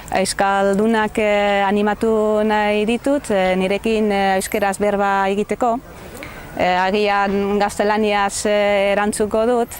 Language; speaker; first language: Basque; non-native, learner; Dutch